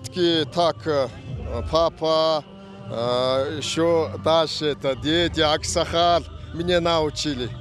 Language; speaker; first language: Russian; non-native, learner; Mongolian